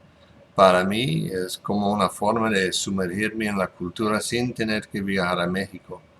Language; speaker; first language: Spanish; non-native, fluent; English